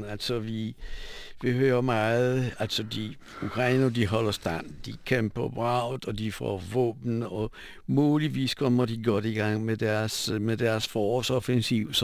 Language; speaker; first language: Danish; non-native, fluent; Polish